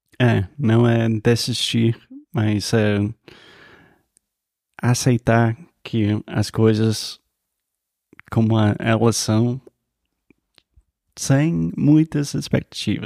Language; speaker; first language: Portuguese; non-native, fluent; English